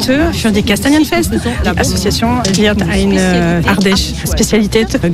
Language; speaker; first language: German; non-native, learner; French